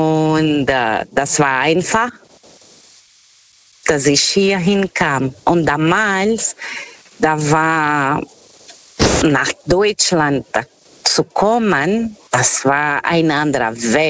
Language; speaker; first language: German; non-native, fluent; Portuguese